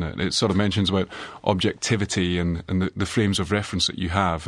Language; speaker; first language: English; native; English